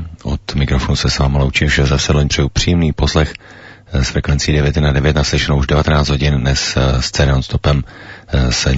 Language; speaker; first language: Czech; native; Czech